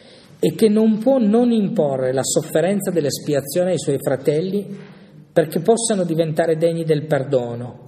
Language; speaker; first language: Italian; native; Italian